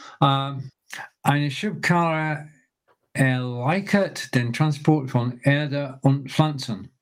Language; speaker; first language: German; non-native, learner; English